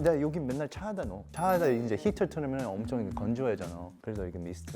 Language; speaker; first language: Korean; early bilingual, heritage; English